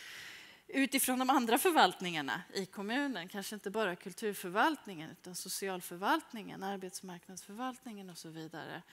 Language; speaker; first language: Swedish; native; Swedish